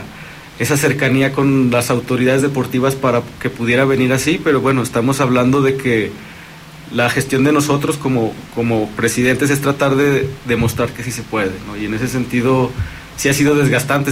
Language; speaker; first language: Spanish; native; Spanish